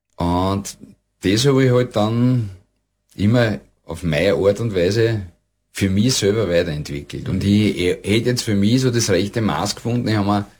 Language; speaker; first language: German; native; German